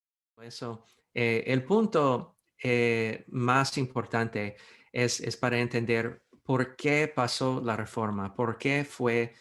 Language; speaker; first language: Spanish; non-native, fluent; English